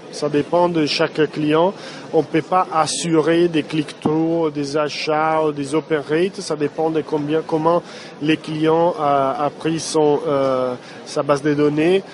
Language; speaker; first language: French; non-native, fluent; Italian